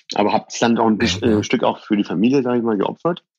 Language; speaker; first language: German; early bilingual, other home language; Persian